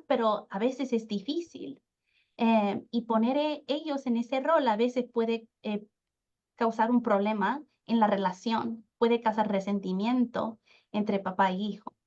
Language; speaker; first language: Spanish; early bilingual, heritage; Spanish